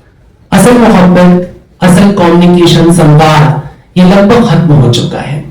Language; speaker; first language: Hindi; native; Hindi